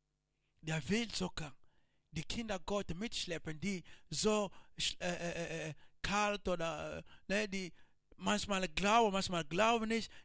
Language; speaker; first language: German; non-native, learner; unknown